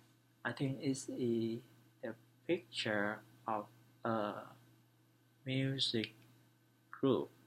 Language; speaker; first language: English; non-native, learner; Vietnamese